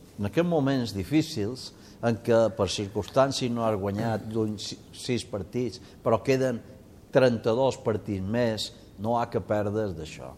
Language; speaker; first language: Catalan; non-native, local second language; Spanish